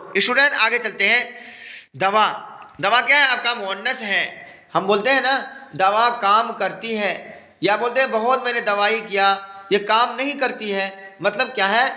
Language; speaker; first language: Urdu; native; Urdu